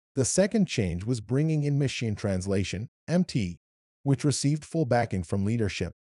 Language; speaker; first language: English; non-native, fluent; Arabic